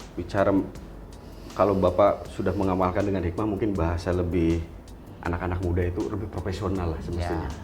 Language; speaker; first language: Indonesian; native; Indonesian